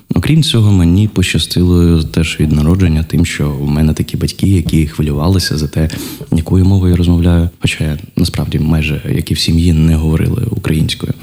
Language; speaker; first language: Ukrainian; non-native, local second language; Russian